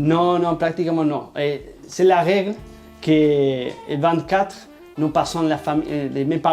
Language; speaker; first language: French; non-native, learner; Spanish